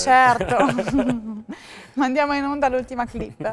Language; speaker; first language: Italian; native; Italian